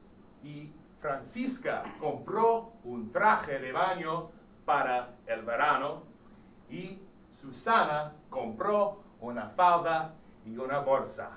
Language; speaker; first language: Spanish; non-native, fluent; English